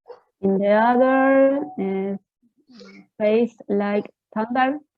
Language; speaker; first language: English; non-native, learner; Spanish